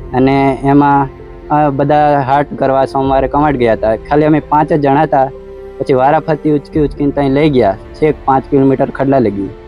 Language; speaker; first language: Gujarati; non-native, local second language; Rathawi